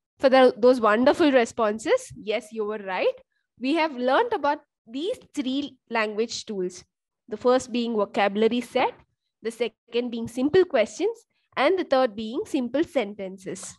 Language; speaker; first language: English; non-native, local second language; Kannada